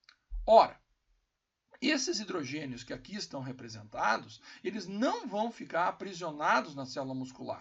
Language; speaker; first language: Portuguese; native; Portuguese